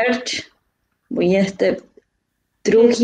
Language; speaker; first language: Polish; non-native, learner; Spanish